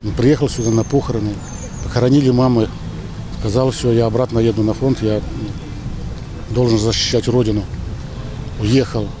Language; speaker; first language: Ukrainian; non-native, local second language; Russian